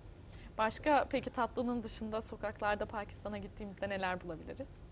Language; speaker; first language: Turkish; native; Turkish